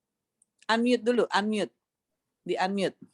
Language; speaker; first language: Indonesian; native; Indonesian